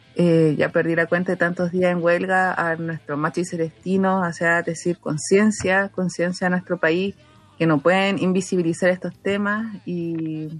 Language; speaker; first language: Spanish; non-native, local second language; Aymara